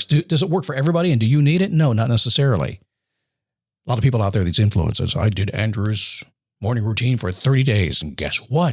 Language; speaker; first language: English; native; English